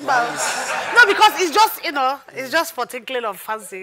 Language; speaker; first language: English; non-native, local second language; Igbo